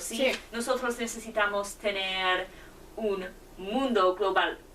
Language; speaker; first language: Spanish; non-native, learner; English